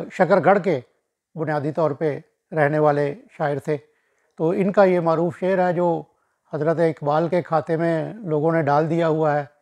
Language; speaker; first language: Urdu; non-native, local second language; Punjabi